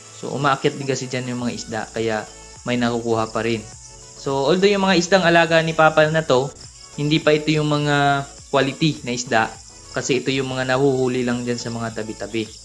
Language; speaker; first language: Filipino; non-native, local second language; Cebuano